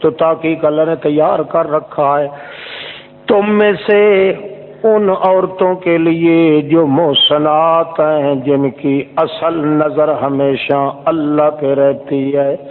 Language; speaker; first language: Urdu; non-native, local second language; Saraiki